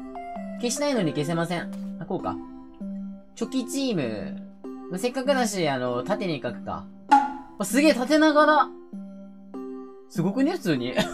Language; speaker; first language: Japanese; native; Japanese